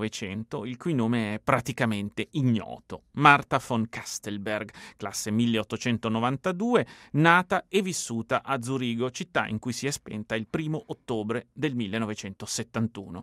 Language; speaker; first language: Italian; native; Italian